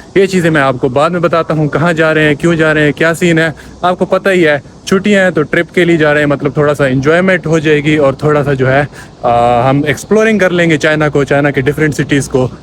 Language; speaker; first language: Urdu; non-native, local second language; Punjabi